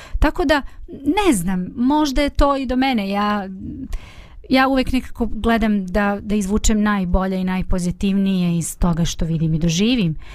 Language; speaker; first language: Bosnian; native; Bosnian